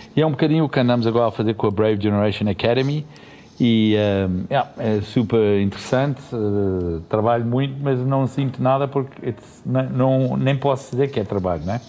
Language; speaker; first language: Portuguese; early bilingual, heritage; Portuguese